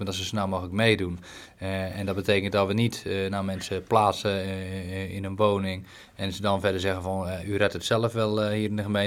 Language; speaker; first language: Dutch; native; Dutch